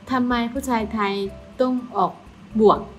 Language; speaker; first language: Thai; non-native, fluent; Chinese